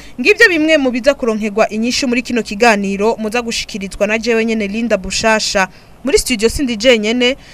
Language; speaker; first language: Kinyarwanda; native; Kinyarwanda